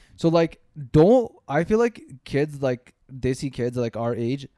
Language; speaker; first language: English; native; English